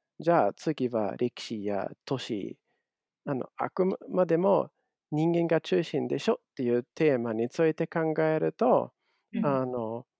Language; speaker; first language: Japanese; non-native, fluent; German